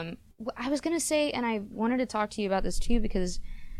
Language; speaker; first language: English; native; English